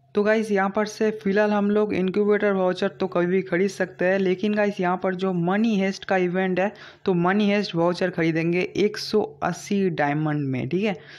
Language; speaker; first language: Hindi; non-native, local second language; Bangla